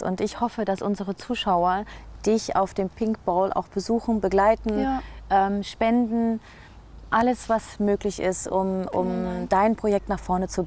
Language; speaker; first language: German; native; German